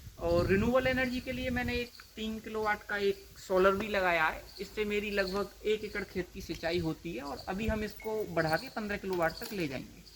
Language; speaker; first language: Hindi; native; Hindi